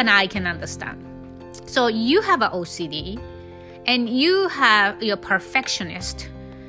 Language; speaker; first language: English; non-native, fluent; Japanese